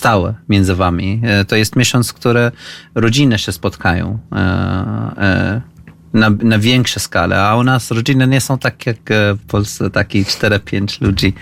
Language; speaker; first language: Polish; non-native, fluent; Arabic